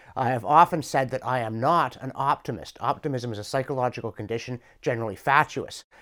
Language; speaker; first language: English; native; English